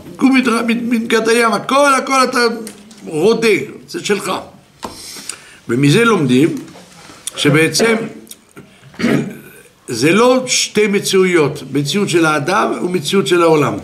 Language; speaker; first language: Hebrew; non-native, fluent; French